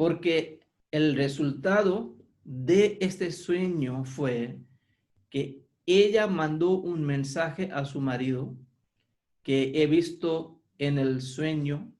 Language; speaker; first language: Spanish; non-native, fluent; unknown